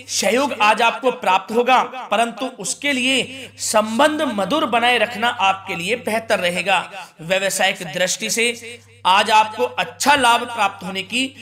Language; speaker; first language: Hindi; native; Hindi